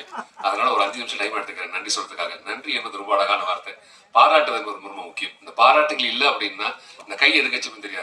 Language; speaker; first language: Tamil; native; Tamil